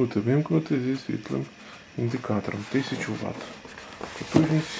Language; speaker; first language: Ukrainian; non-native, local second language; Russian